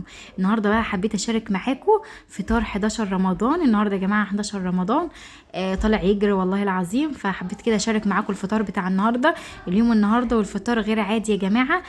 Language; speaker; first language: Arabic; native; Arabic